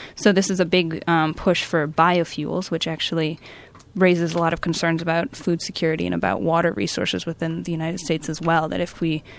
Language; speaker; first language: English; native; English